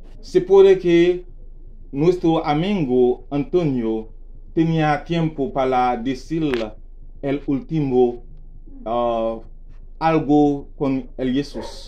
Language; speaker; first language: Spanish; non-native, learner; Haitian Creole